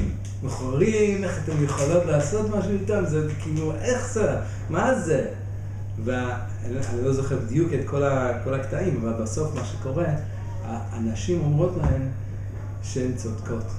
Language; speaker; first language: Hebrew; non-native, fluent; English